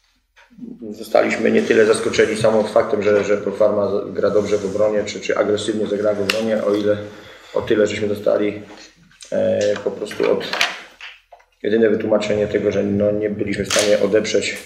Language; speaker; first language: Polish; native; Polish